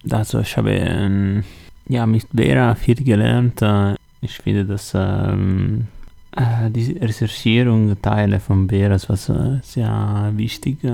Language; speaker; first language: German; non-native, learner; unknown